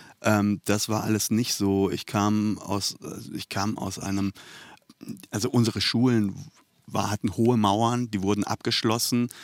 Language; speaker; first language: German; early bilingual, other home language; Persian